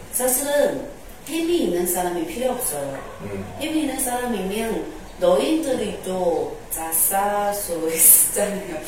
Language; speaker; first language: Korean; non-native, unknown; Chinese